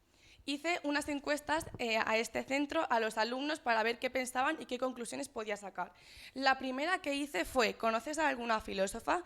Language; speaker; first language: Spanish; native; Spanish